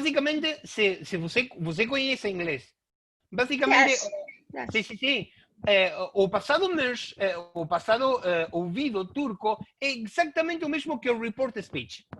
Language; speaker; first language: Portuguese; non-native, fluent; Spanish